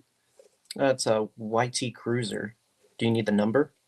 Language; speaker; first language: English; native; English